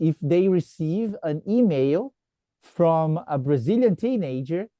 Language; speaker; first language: English; non-native, fluent; Portuguese